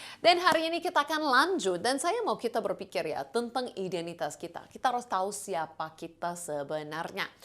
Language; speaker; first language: Indonesian; non-native, fluent; English